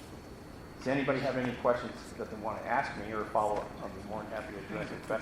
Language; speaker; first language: English; native; English